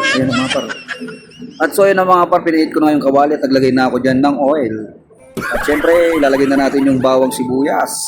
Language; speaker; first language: Filipino; non-native, local second language; Iloko